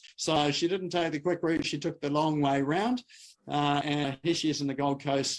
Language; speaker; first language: English; native; English